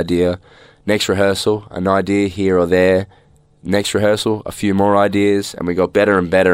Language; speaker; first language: English; native; English